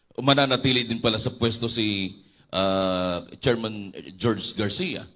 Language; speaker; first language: Filipino; native; Filipino